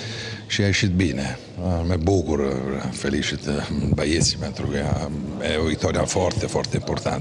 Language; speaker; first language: Romanian; non-native, fluent; Italian